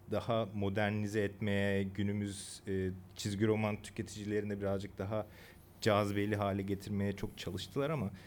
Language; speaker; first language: Turkish; early bilingual, other home language; Korean